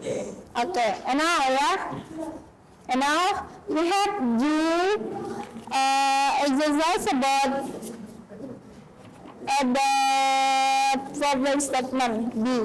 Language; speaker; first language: English; non-native, learner; Indonesian